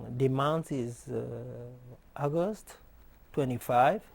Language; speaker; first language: English; non-native, learner; Portuguese